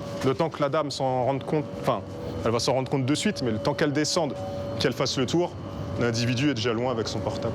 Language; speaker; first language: French; native; French